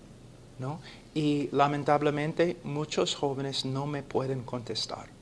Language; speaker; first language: Spanish; non-native, fluent; English